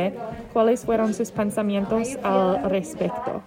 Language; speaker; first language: Spanish; non-native, learner; English